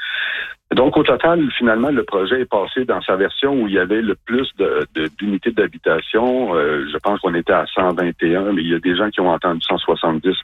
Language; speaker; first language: French; native; French